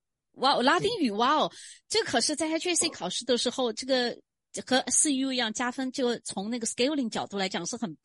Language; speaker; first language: Chinese; native; Chinese